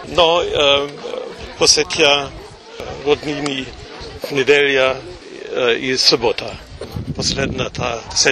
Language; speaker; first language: Bulgarian; non-native, learner; German